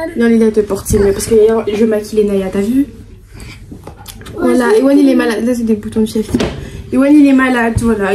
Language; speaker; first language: French; native; French